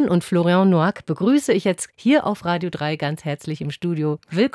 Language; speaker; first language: German; native; German